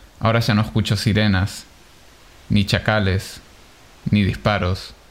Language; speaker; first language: Spanish; non-native, fluent; Hebrew